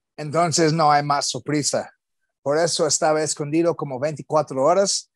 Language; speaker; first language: Spanish; non-native, learner; English